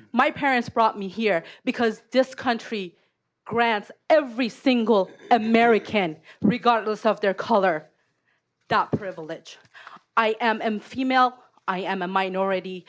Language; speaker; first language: English; non-native, fluent; Persian